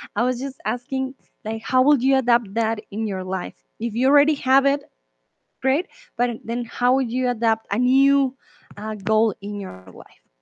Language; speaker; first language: English; non-native, fluent; Spanish